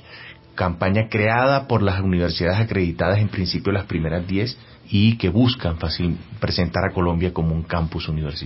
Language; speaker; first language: Spanish; native; Spanish